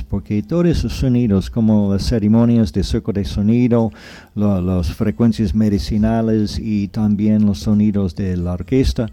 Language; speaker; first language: Spanish; non-native, fluent; English